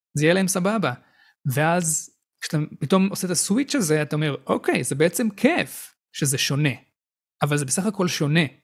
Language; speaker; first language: Hebrew; native; Hebrew